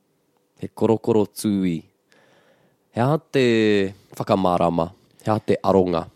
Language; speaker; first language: Māori; non-native, local second language; English